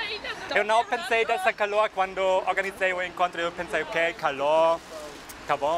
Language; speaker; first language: Portuguese; non-native, fluent; German